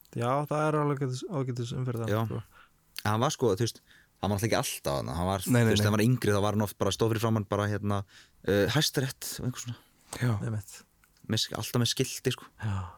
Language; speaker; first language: Icelandic; early bilingual, heritage; Icelandic